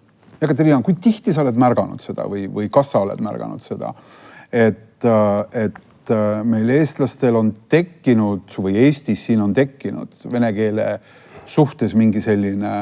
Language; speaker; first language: Estonian; native; Estonian